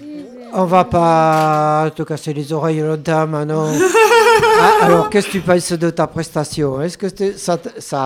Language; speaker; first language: French; native; French